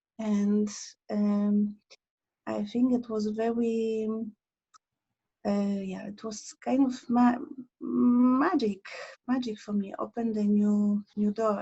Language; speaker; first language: English; non-native, learner; Polish